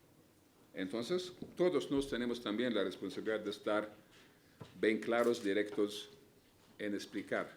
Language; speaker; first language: Spanish; non-native, fluent; Arabic